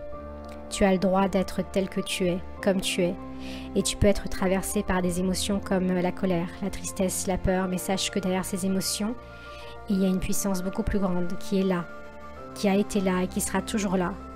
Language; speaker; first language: French; native; French